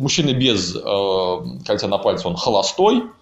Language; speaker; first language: Russian; native; Russian